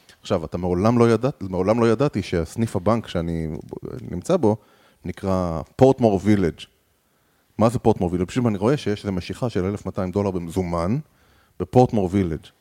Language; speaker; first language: Hebrew; native; Hebrew